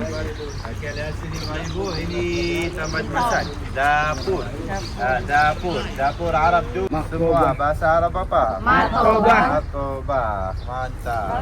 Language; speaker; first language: Indonesian; non-native, learner; Arabic